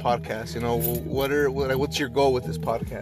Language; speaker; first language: English; non-native, fluent; Spanish